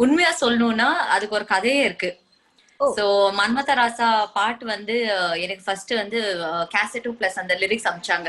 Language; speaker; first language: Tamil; non-native, fluent; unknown